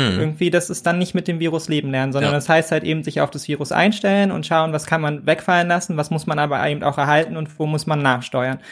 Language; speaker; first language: German; native; German